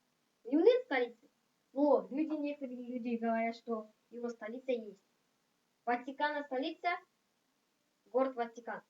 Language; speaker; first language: Russian; non-native, local second language; Kazakh